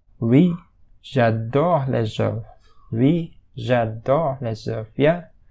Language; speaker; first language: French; non-native, fluent; Indonesian